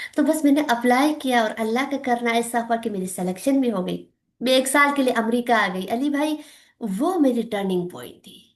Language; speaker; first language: Urdu; non-native, local second language; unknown